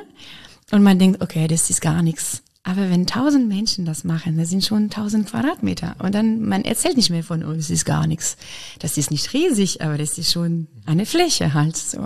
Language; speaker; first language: German; non-native, fluent; French